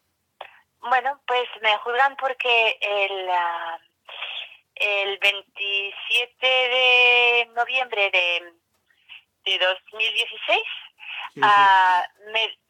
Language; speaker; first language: Spanish; native; Spanish